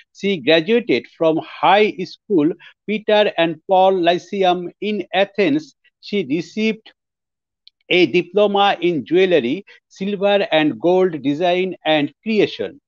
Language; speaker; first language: English; non-native, local second language; Bangla